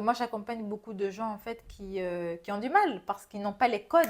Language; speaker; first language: French; non-native, local second language; Bambara